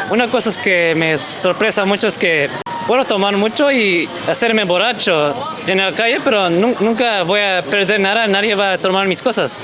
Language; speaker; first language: Spanish; early bilingual, heritage; Spanish